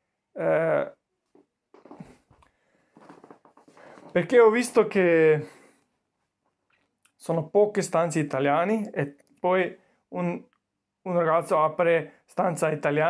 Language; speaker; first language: Italian; non-native, learner; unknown